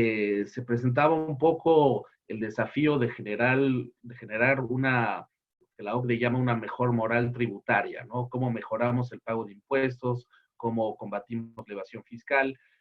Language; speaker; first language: Spanish; native; Spanish